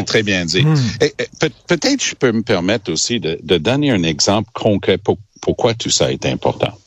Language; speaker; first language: French; native; French